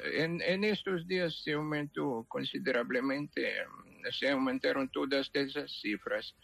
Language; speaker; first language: Spanish; non-native, fluent; Ukrainian